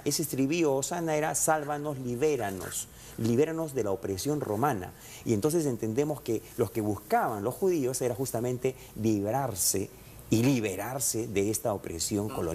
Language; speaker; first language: Spanish; native; Spanish